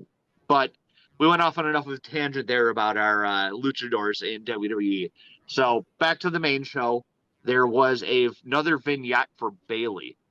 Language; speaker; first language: English; native; English